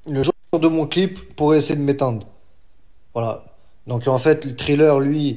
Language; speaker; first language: French; native; French